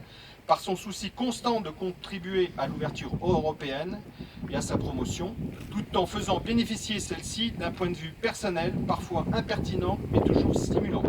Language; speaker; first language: French; native; French